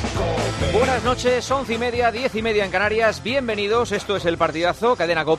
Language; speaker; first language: Spanish; native; Spanish